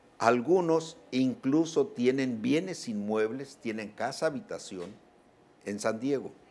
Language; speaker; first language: Spanish; native; Spanish